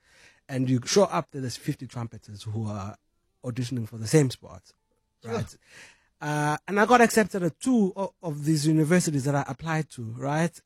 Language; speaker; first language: English; non-native, local second language; Zulu